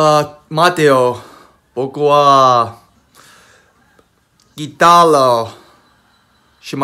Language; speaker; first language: Japanese; non-native, learner; English